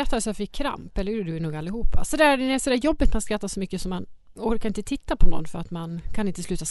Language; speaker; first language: Swedish; native; Swedish